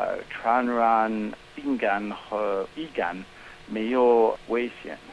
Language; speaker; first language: Chinese; non-native, fluent; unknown